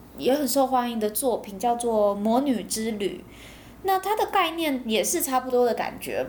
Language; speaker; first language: Chinese; native; Chinese